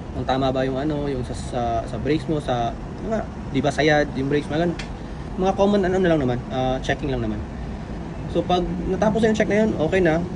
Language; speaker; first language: Filipino; native; Filipino